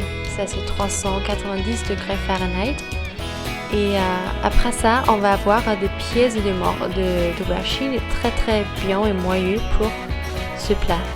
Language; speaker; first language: French; non-native, fluent; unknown